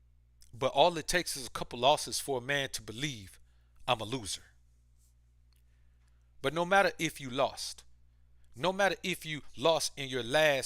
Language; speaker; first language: English; native; English